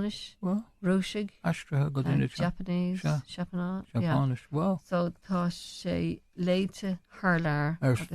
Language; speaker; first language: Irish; non-native, local second language; English